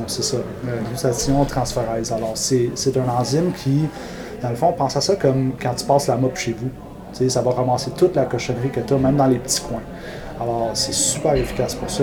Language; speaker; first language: French; non-native, local second language; English